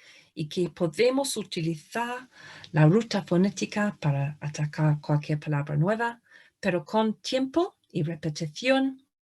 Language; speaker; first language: Spanish; non-native, fluent; English